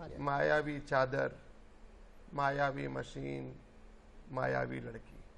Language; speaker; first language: Hindi; native; Hindi